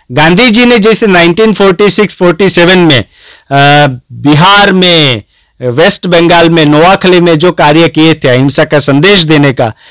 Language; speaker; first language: Hindi; non-native, local second language; Gujarati